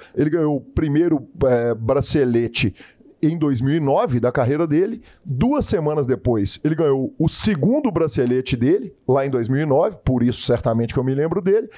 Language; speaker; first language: Portuguese; native; Portuguese